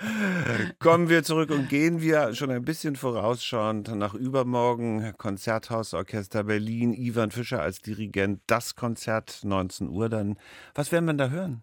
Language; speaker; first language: German; native; German